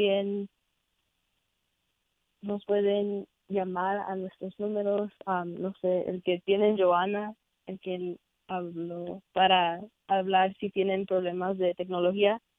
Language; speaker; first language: Spanish; early bilingual, heritage; Spanish